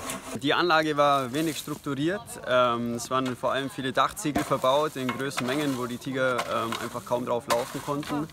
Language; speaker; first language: German; native; German